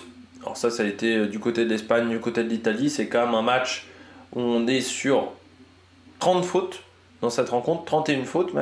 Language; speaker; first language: French; native; French